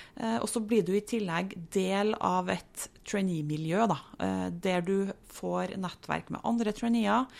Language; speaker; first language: Norwegian; native; Norwegian